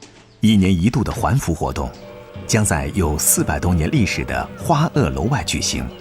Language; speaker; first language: Chinese; native; Chinese